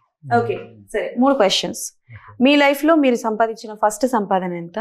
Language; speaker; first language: Telugu; native; Telugu